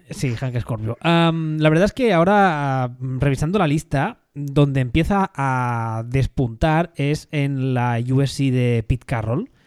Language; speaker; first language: Spanish; native; Spanish